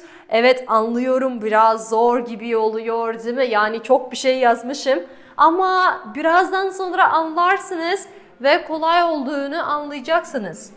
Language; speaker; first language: Turkish; non-native, fluent; Kazakh